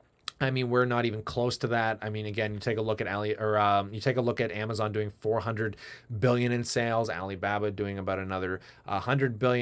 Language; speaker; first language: English; native; English